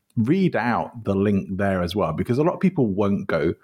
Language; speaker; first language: English; native; English